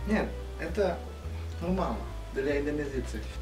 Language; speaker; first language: Russian; non-native, learner; Indonesian